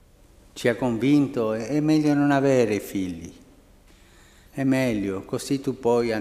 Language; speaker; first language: Italian; early bilingual, heritage; Spanish